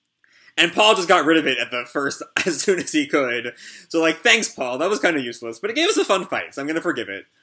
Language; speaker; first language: English; native; English